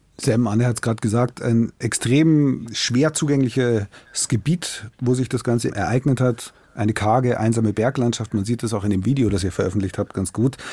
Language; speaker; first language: German; native; German